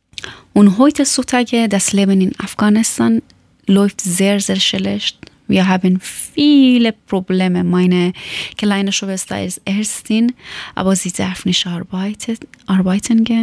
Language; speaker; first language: German; non-native, learner; Persian